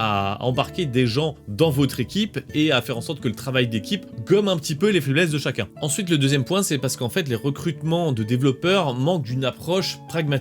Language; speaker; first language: French; native; French